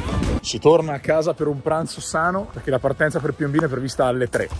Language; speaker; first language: Italian; native; Italian